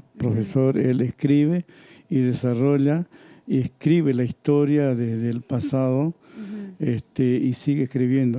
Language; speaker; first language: Spanish; non-native, local second language; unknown